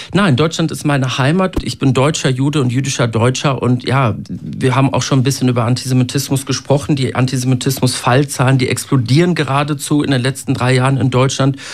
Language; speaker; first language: German; native; German